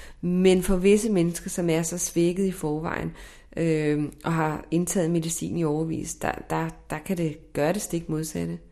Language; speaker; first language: Danish; native; Danish